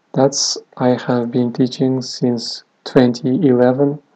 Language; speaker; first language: English; non-native, fluent; Kazakh